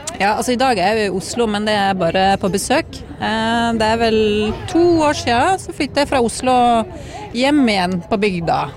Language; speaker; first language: Norwegian; native; Norwegian